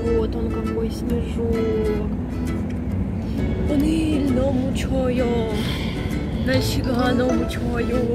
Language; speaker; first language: Korean; non-native, learner; Russian